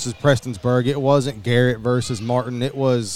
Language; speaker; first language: English; native; English